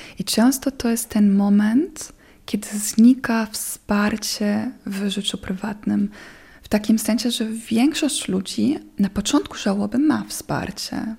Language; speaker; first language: Polish; non-native, fluent; German